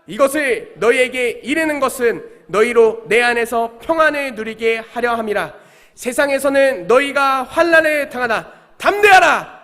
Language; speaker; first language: Korean; native; Korean